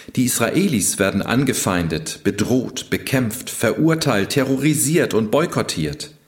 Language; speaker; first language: German; native; German